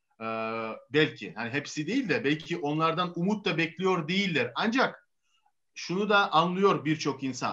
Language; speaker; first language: Turkish; non-native, fluent; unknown